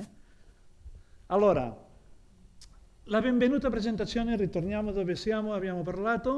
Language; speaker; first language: Italian; non-native, fluent; Catalan